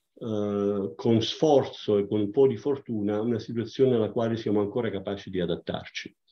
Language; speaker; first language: Italian; native; Italian